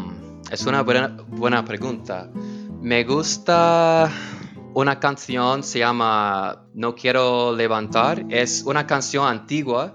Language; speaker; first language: Spanish; non-native, learner; English